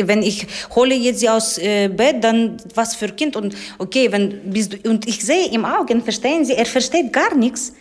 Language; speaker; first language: German; non-native, learner; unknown